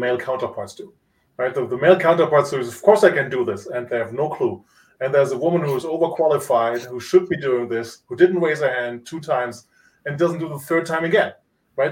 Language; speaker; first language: English; non-native, fluent; Italian